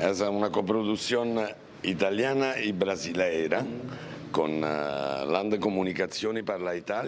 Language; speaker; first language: Spanish; non-native, learner; Italian